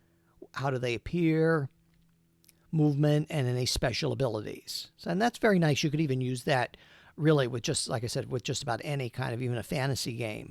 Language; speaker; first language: English; native; English